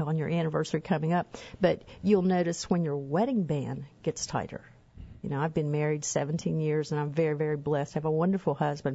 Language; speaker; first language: English; native; English